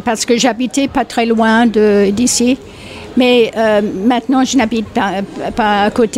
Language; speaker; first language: French; non-native, fluent; English